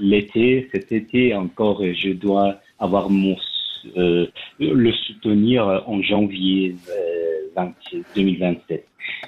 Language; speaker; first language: French; non-native, fluent; Persian